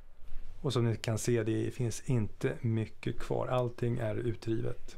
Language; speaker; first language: Swedish; native; Swedish